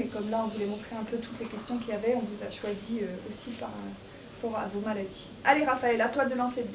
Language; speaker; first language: French; native; French